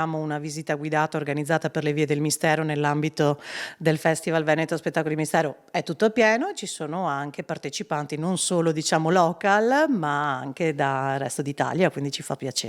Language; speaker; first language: Italian; native; Italian